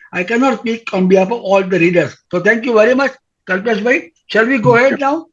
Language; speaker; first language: English; non-native, local second language; Gujarati